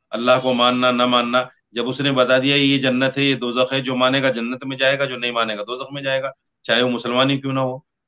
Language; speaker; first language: Hindi; native; Hindi